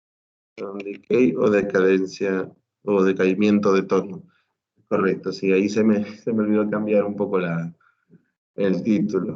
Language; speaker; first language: Spanish; native; Spanish